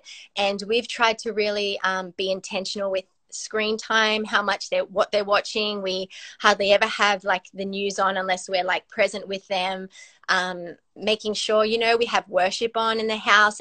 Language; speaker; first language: English; native; English